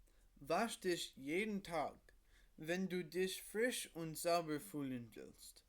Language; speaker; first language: German; non-native, learner; English